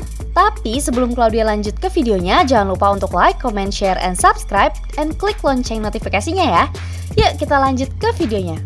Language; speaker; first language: Indonesian; native; Indonesian